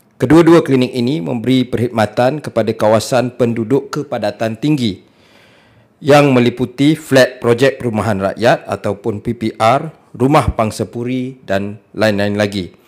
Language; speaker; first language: Malay; native; Malay